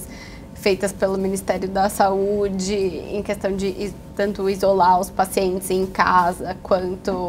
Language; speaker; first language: Portuguese; native; Portuguese